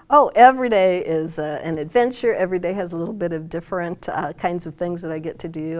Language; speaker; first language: English; native; English